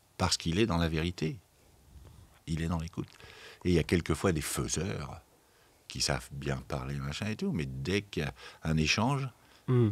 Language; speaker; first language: French; native; French